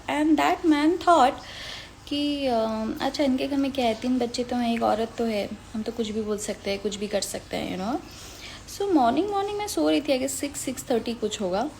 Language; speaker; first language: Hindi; non-native, local second language; Assamese